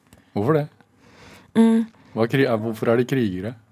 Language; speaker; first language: Norwegian; native; Norwegian